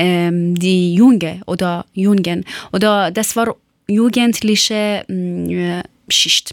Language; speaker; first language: German; non-native, learner; Persian